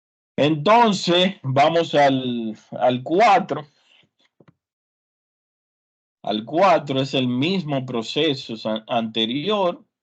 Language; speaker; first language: Spanish; native; Spanish